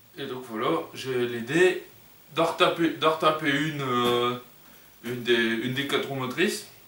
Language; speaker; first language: French; native; French